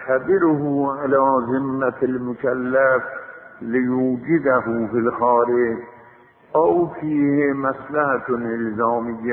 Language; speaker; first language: Arabic; non-native, fluent; Azerbaijani